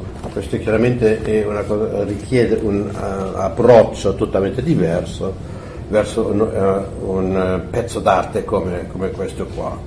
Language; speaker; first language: Italian; non-native, fluent; German